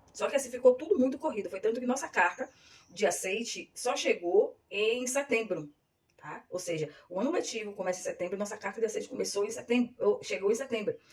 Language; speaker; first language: Portuguese; native; Portuguese